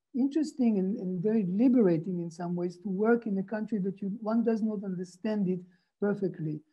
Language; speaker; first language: English; non-native, fluent; Hebrew